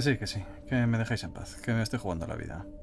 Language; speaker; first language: Spanish; native; Spanish